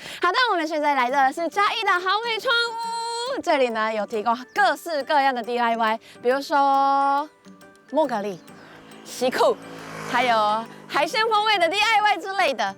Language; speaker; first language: Chinese; non-native, fluent; Japanese